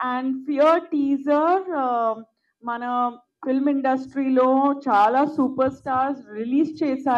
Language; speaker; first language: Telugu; non-native, local second language; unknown